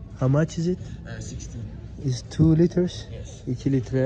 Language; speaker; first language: English; non-native, learner; Turkish